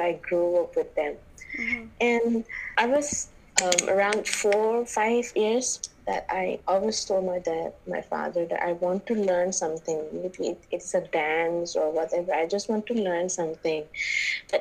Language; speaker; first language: English; non-native, local second language; Manipuri